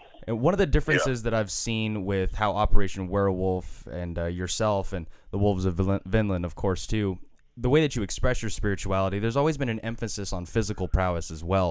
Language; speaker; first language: English; native; English